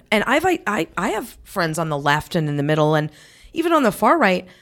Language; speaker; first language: English; native; English